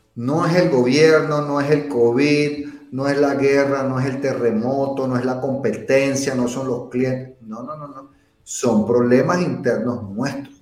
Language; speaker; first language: Spanish; native; Spanish